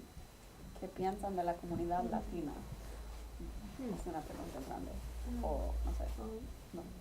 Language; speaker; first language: Spanish; non-native, fluent; English